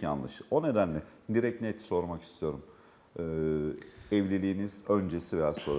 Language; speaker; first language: Turkish; native; Turkish